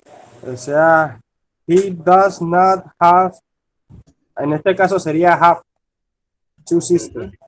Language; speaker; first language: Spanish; native; Spanish